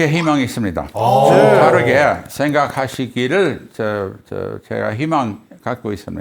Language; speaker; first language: Korean; non-native, fluent; English